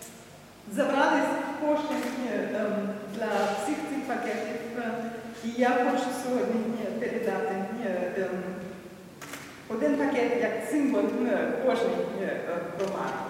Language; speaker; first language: Ukrainian; non-native, learner; German